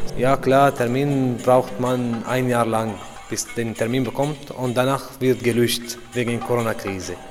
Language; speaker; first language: German; non-native, learner; Arabic